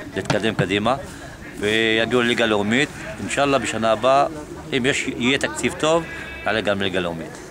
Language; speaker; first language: Hebrew; non-native, local second language; Arabic